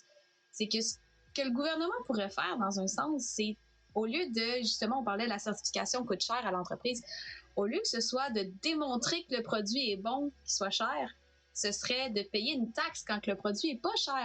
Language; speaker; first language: French; native; French